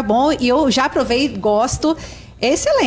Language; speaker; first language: Portuguese; native; Portuguese